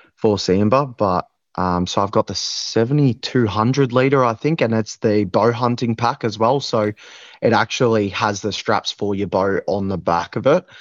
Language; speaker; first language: English; native; English